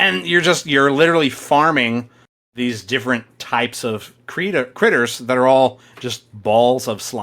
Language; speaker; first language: English; native; English